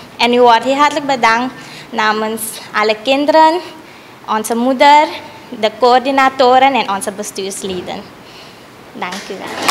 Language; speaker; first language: Dutch; native; Dutch